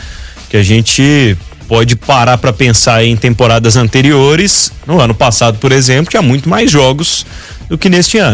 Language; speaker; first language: Portuguese; native; Portuguese